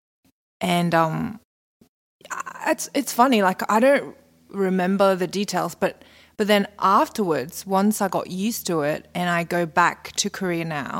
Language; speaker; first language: English; non-native, local second language; Korean